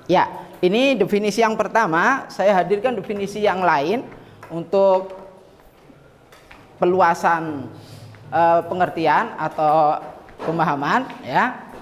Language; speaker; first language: Indonesian; native; Indonesian